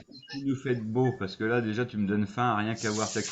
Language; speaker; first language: French; native; French